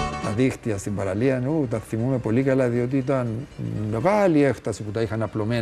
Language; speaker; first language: Greek; native; Greek